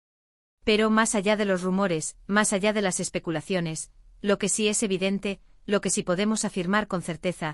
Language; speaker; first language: Spanish; native; Spanish